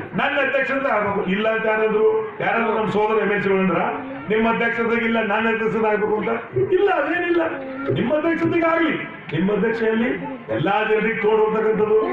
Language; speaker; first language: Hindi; non-native, local second language; Kannada